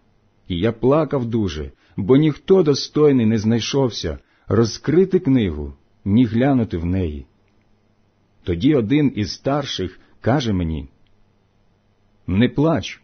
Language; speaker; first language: Ukrainian; native; Ukrainian